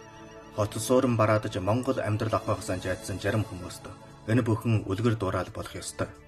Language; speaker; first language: Mongolian; native; Mongolian